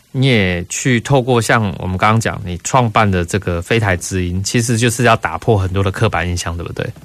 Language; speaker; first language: Chinese; native; Chinese